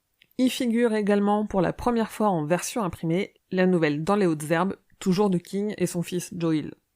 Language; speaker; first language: French; native; French